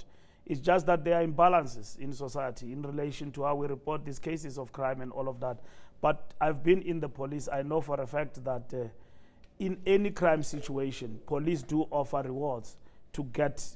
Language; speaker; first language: English; non-native, local second language; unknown